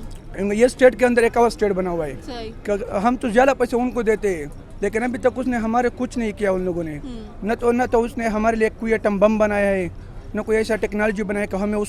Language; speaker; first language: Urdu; non-native, local second language; Pashto